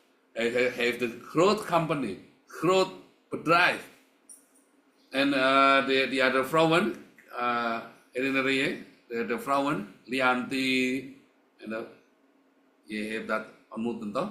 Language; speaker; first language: Dutch; non-native, learner; Indonesian